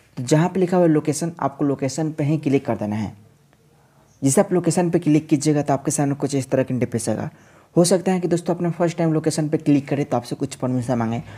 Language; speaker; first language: Hindi; native; Hindi